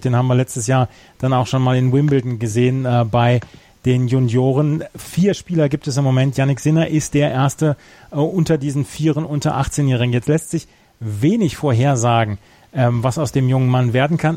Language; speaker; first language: German; native; German